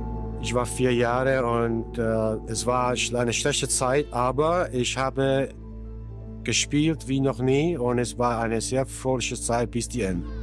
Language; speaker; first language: German; early bilingual, heritage; Italian